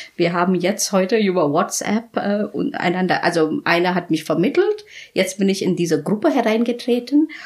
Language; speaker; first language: German; non-native, fluent; Bangla